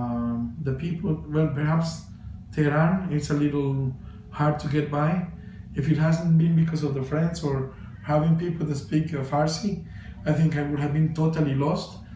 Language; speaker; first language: English; non-native, fluent; Spanish